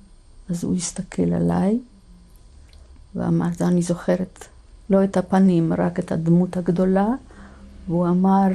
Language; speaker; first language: Hebrew; non-native, fluent; Polish